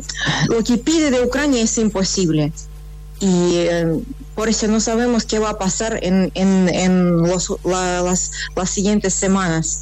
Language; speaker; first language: Spanish; non-native, fluent; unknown